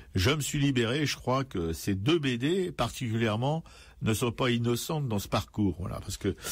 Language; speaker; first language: French; native; French